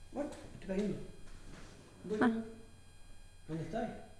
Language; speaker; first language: Spanish; native; Spanish